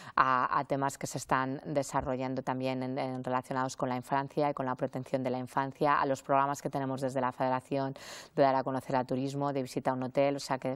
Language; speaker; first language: Spanish; native; Spanish